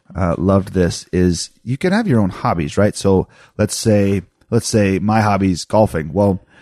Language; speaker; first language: English; native; English